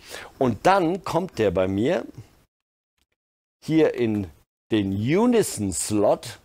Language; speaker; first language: German; native; German